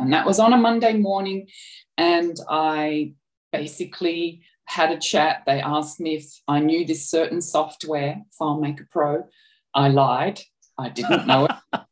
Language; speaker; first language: English; native; English